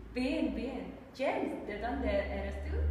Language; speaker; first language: Spanish; non-native, learner; Vietnamese